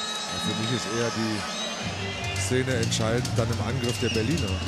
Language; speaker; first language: German; native; German